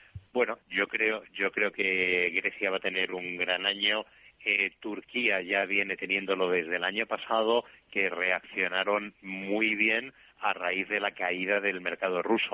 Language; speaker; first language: Spanish; native; Spanish